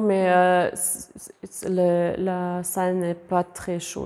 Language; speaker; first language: French; non-native, fluent; German